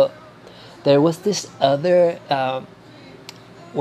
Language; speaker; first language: English; non-native, fluent; Spanish